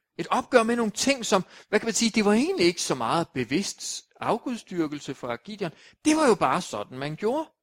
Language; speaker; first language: Danish; native; Danish